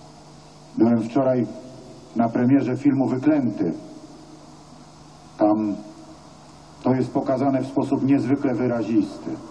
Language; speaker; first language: Polish; native; Polish